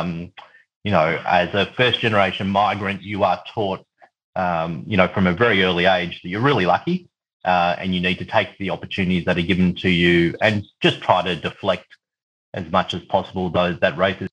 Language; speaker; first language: English; native; English